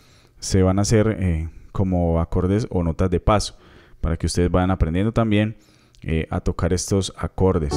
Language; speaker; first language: Spanish; native; Spanish